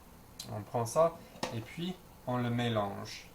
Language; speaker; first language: French; non-native, learner; English